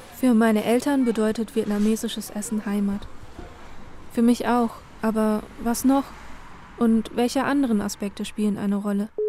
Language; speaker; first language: German; early bilingual, other home language; Vietnamese